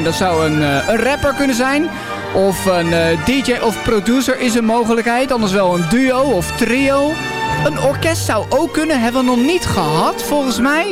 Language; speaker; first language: Dutch; native; Dutch